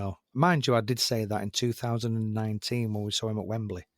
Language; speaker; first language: English; native; English